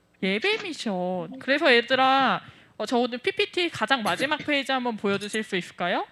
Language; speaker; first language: Korean; native; Korean